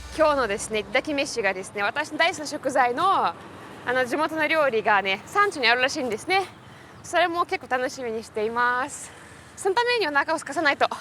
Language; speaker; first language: Japanese; non-native, fluent; Russian